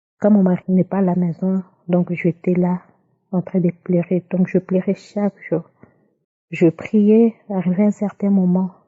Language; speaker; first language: French; non-native, local second language; Lingala